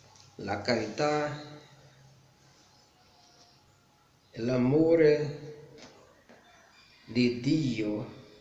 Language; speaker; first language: Italian; non-native, learner; Portuguese